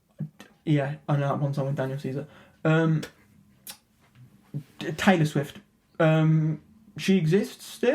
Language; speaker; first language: English; native; English